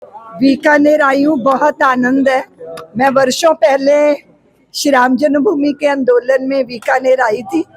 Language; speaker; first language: Hindi; native; Hindi